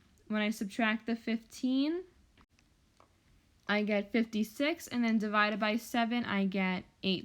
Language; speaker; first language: English; native; English